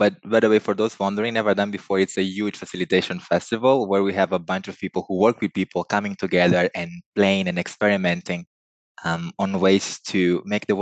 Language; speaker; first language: English; non-native, fluent; Portuguese